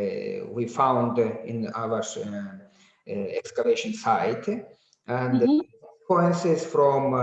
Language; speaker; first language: English; non-native, learner; Azerbaijani